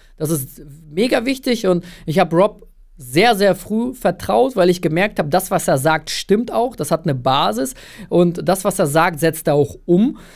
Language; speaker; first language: German; early bilingual, other home language; Russian